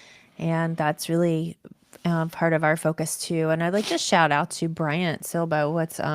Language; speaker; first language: English; native; English